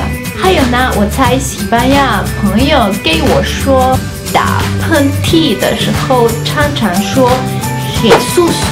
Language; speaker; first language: Chinese; non-native, fluent; Spanish